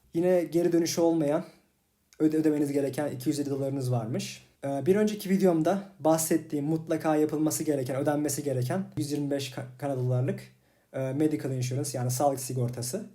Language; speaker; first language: Turkish; native; Turkish